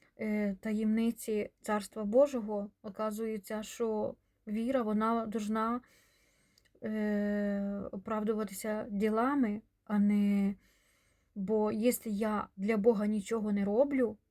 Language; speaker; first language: Ukrainian; non-native, local second language; Russian